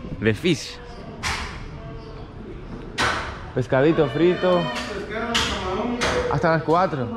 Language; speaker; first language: Spanish; non-native, learner; Greek